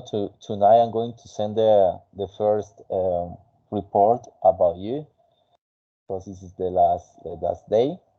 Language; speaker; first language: English; non-native, fluent; Spanish